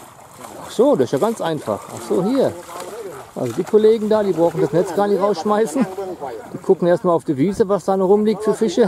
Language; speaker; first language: German; native; German